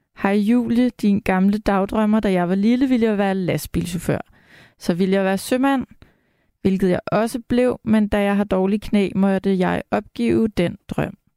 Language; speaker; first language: Danish; native; Danish